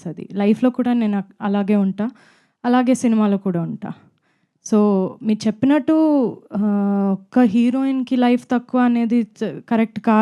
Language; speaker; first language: Telugu; non-native, fluent; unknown